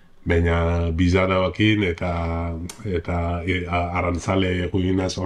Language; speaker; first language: Basque; non-native, learner; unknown